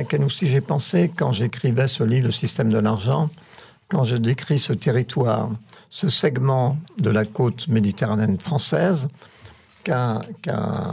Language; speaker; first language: French; native; French